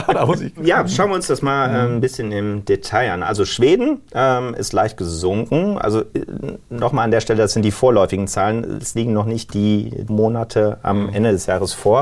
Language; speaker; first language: German; native; German